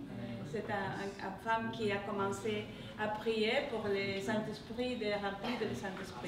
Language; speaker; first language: French; non-native, learner; English